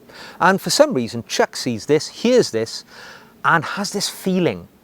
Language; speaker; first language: English; native; English